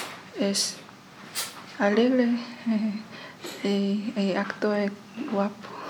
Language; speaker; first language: Spanish; non-native, learner; Chinese